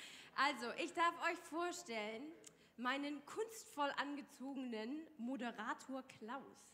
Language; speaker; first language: German; native; German